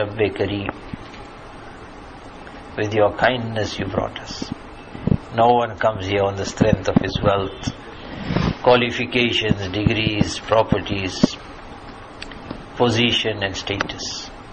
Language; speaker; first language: English; early bilingual, other home language; Urdu